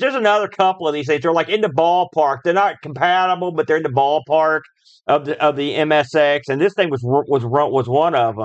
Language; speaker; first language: English; native; English